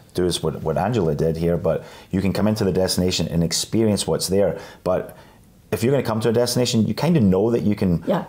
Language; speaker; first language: English; native; English